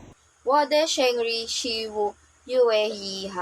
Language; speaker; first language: Chinese; non-native, learner; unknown